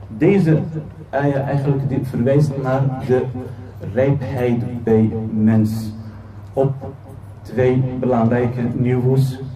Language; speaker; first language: Dutch; non-native, fluent; Arabic